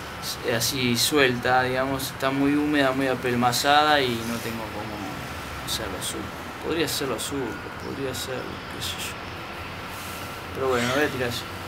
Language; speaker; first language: Spanish; native; Spanish